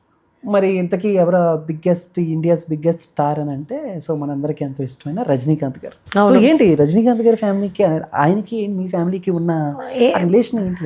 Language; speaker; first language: Telugu; native; Telugu